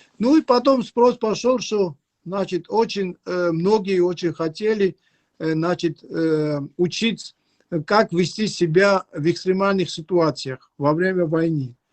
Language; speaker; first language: Russian; non-native, local second language; Georgian